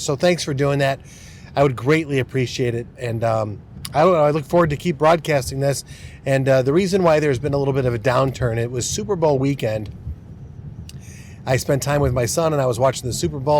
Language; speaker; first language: English; native; English